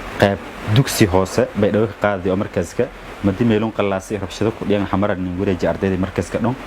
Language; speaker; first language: Somali; non-native, local second language; Maay